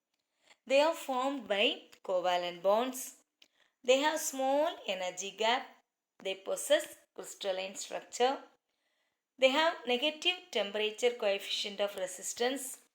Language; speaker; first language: English; non-native, local second language; Tamil